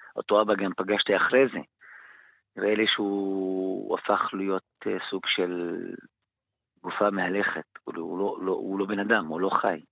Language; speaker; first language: Hebrew; non-native, local second language; Arabic